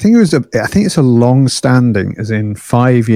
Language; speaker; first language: English; native; English